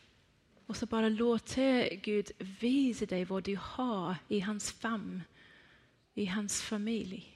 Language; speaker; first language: Swedish; non-native, fluent; Persian